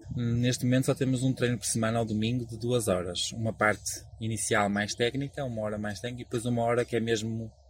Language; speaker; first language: Portuguese; native; Portuguese